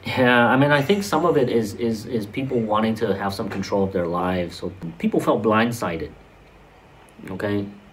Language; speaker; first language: English; early bilingual, other home language; Vietnamese